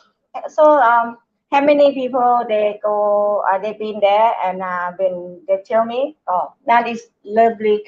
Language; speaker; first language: English; non-native, learner; Thai